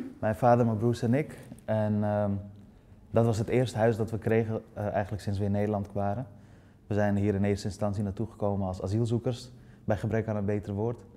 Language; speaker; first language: Dutch; early bilingual, other home language; Persian